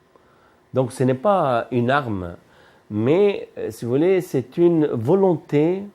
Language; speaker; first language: French; non-native, fluent; Arabic